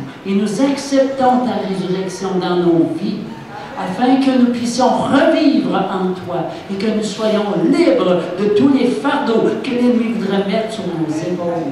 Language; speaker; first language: French; native; French